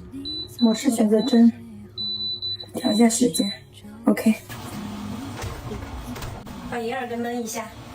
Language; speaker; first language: Chinese; native; Chinese